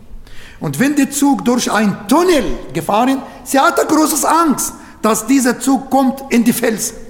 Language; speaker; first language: German; non-native, learner; Arabic